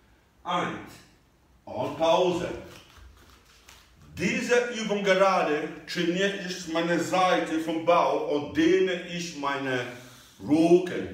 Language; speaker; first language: German; non-native, learner; English